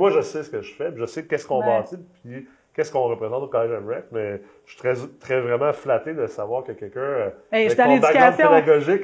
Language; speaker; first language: French; native; French